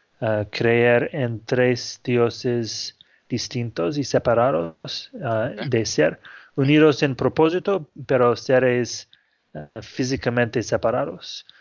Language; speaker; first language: Spanish; non-native, fluent; English